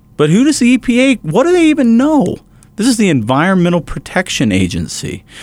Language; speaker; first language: English; native; English